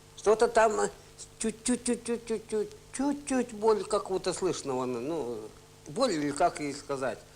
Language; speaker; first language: Russian; non-native, local second language; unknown